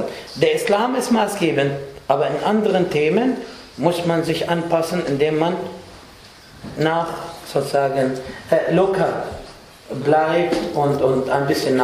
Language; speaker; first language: German; non-native, fluent; Arabic